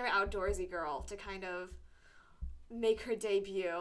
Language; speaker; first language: English; native; English